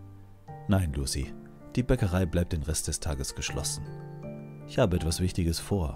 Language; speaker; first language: German; native; German